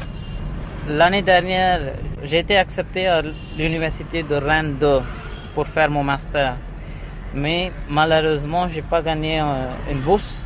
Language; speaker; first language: French; non-native, fluent; Tamil